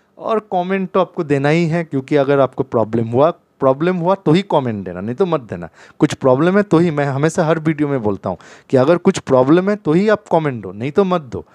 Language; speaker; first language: Hindi; non-native, local second language; Bangla